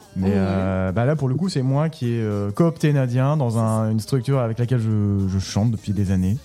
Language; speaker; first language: French; native; French